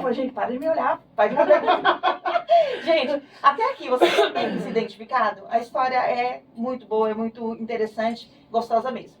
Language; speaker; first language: Portuguese; native; Portuguese